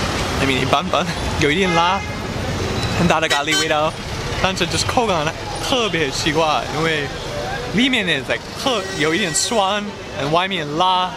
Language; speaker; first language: Chinese; non-native, learner; English